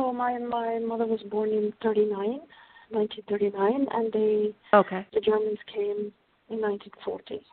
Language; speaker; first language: English; non-native, fluent; Norwegian